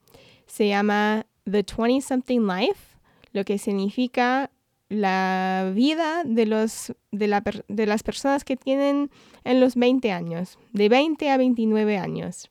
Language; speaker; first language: Spanish; non-native, fluent; English